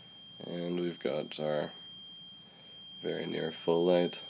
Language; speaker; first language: English; native; English